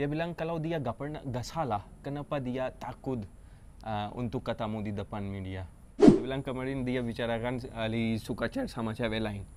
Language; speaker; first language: Indonesian; non-native, fluent; Urdu